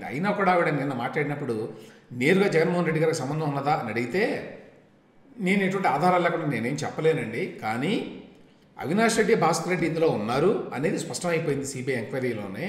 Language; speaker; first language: Telugu; native; Telugu